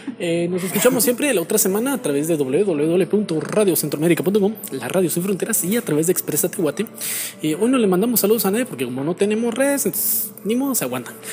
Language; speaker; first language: Spanish; native; Spanish